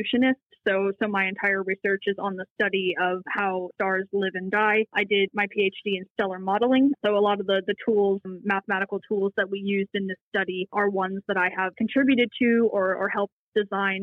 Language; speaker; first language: English; native; English